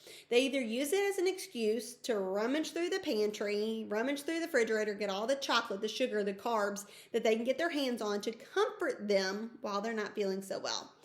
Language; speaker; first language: English; native; English